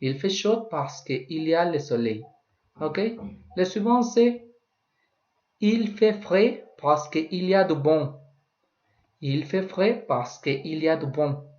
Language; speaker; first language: French; non-native, learner; Spanish